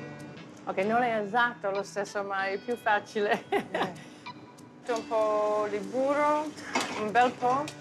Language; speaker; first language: Italian; non-native, learner; English